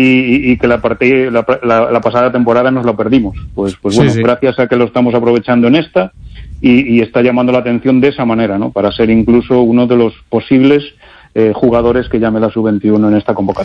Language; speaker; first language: Spanish; native; Spanish